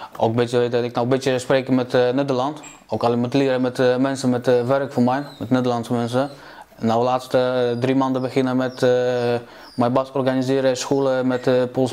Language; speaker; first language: Dutch; non-native, learner; Polish